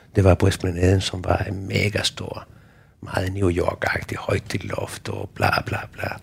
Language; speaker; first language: Danish; non-native, fluent; Spanish